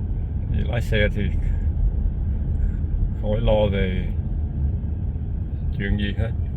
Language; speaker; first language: Vietnamese; early bilingual, other home language; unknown